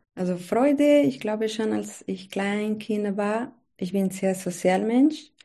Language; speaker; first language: German; non-native, learner; Spanish